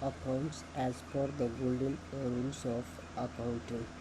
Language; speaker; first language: English; non-native, local second language; Nepali